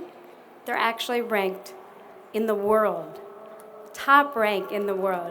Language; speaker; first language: English; native; English